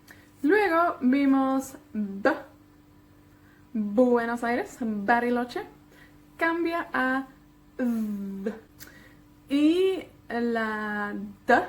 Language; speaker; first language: Spanish; non-native, fluent; Welsh